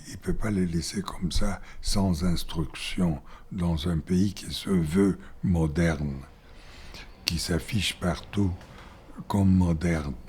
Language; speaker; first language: French; non-native, fluent; Bulgarian